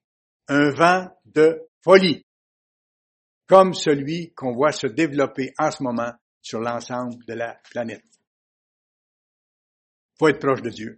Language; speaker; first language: French; native; French